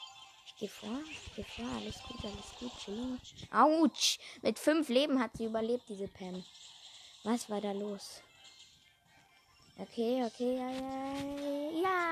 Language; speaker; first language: German; native; German